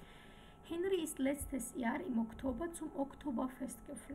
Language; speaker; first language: German; non-native, fluent; Georgian